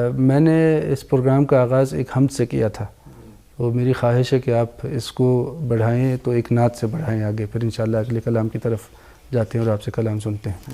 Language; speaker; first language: Urdu; non-native, fluent; Persian